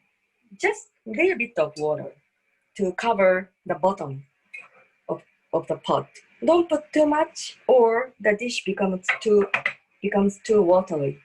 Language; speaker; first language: English; non-native, fluent; Japanese